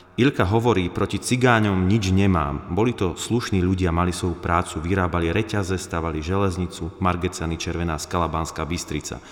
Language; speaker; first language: Slovak; native; Slovak